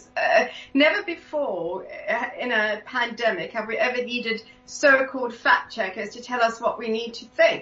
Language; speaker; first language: English; native; English